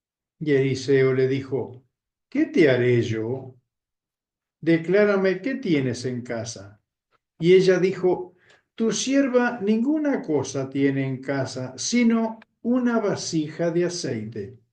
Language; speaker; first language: Spanish; native; Spanish